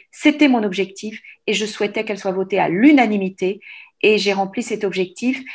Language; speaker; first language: French; native; French